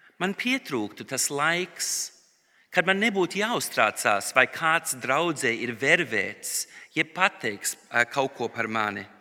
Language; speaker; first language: Latvian; early bilingual, heritage; Latvian